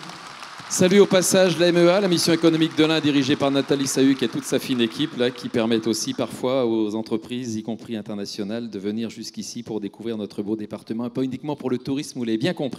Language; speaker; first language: French; native; French